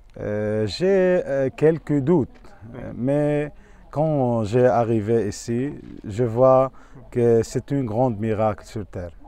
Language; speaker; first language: French; non-native, local second language; Arabic